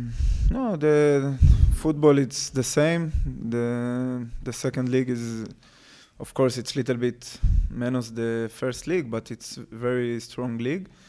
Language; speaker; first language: English; non-native, learner; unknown